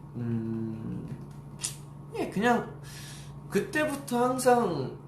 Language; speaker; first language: Korean; early bilingual, heritage; Korean